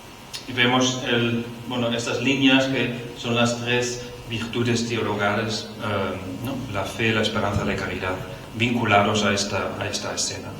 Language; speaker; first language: Spanish; non-native, fluent; Dutch